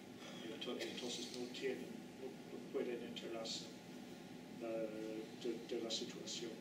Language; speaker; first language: Spanish; non-native, fluent; English